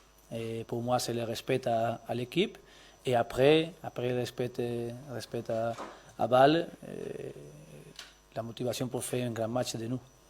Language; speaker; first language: French; non-native, learner; Spanish